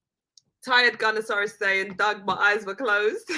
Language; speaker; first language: English; native; English